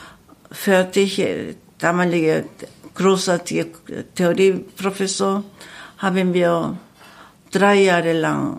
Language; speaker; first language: German; non-native, learner; Korean